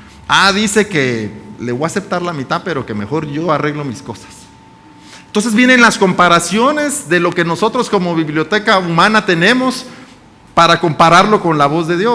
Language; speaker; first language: Spanish; native; Spanish